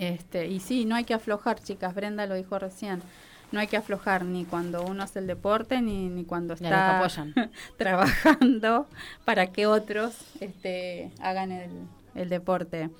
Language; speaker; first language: Spanish; native; Spanish